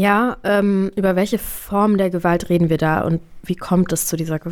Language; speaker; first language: German; native; German